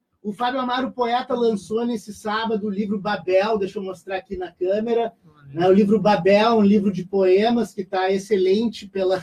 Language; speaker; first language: Portuguese; native; Portuguese